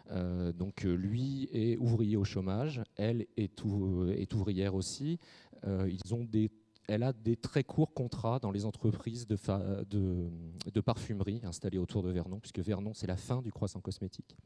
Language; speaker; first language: French; native; French